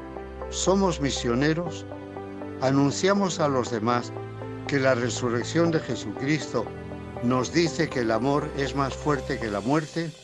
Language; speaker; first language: Spanish; native; Spanish